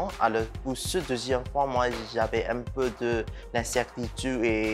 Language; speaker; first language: French; non-native, fluent; Burmese